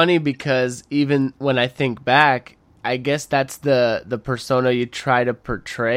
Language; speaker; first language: English; early bilingual, other home language; Spanish